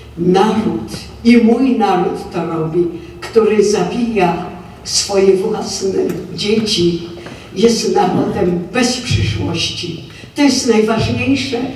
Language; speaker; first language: Polish; native; Polish